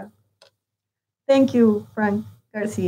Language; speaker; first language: English; non-native, learner; Spanish